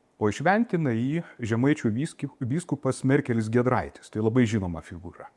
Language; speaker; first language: Lithuanian; native; Lithuanian